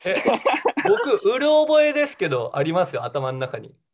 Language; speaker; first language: Japanese; native; Japanese